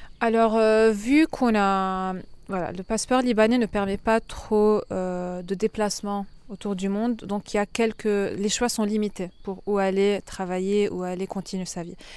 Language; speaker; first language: French; non-native, fluent; Arabic